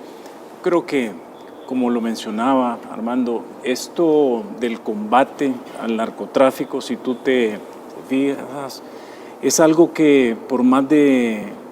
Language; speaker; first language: Spanish; native; Spanish